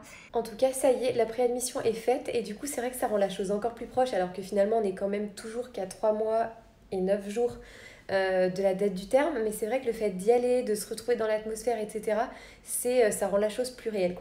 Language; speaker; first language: French; native; French